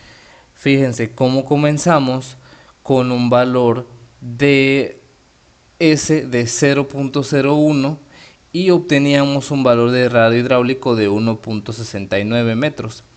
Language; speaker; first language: Spanish; native; Spanish